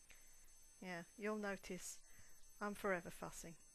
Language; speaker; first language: English; native; English